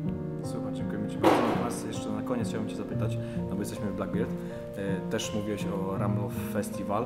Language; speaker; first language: Polish; native; Polish